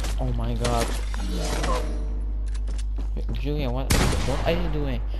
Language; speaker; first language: English; non-native, learner; German